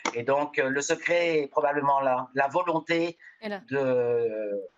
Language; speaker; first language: French; native; French